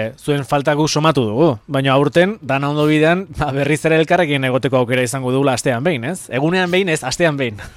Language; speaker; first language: Basque; native; Basque